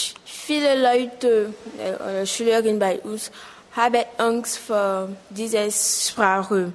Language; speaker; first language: German; non-native, learner; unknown